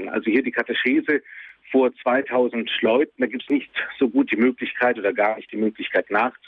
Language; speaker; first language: German; native; German